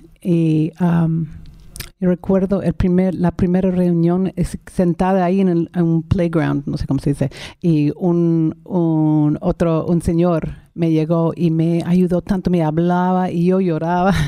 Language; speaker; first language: Spanish; non-native, fluent; English